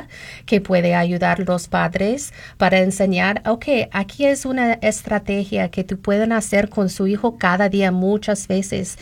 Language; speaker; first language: Spanish; non-native, learner; English